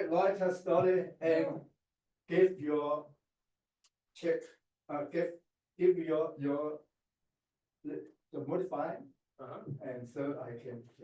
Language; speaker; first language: English; non-native, learner; Chinese